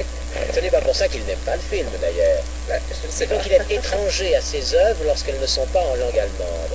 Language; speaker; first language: French; native; French